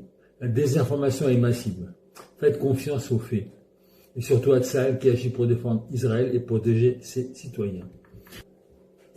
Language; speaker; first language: French; native; French